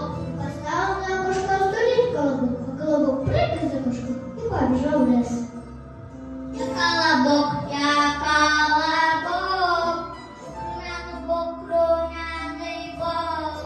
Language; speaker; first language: Russian; non-native, learner; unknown